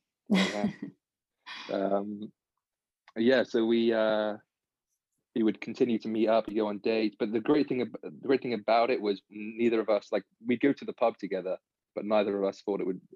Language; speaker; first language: English; native; English